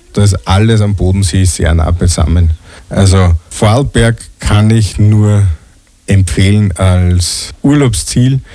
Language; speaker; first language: German; native; German